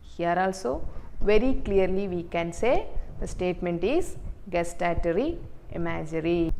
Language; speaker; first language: English; non-native, local second language; Kannada